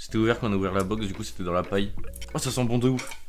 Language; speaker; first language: French; native; French